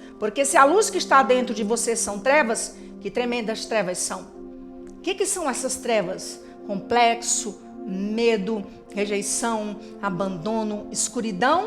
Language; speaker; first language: Portuguese; native; Portuguese